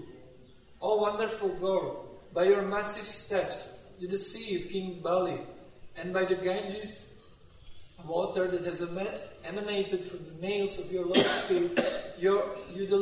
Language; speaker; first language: English; non-native, local second language; Tamil